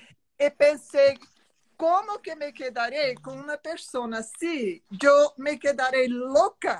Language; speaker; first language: Spanish; non-native, learner; Portuguese